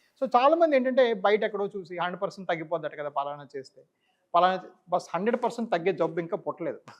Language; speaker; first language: Telugu; native; Telugu